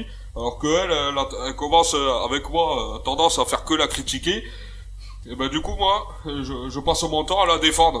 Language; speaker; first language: French; native; French